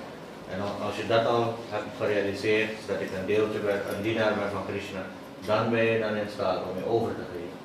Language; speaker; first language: Dutch; native; Dutch